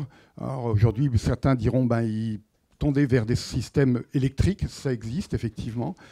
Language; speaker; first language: French; native; French